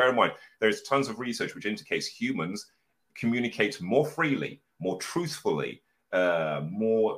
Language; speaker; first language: English; native; English